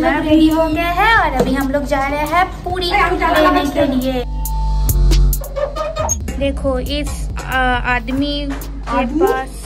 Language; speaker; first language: Hindi; non-native, local second language; Bangla